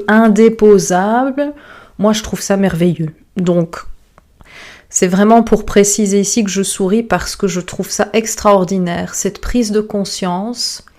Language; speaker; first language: French; native; French